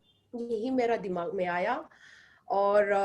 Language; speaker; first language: Hindi; non-native, local second language; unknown